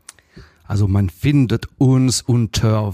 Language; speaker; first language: German; non-native, fluent; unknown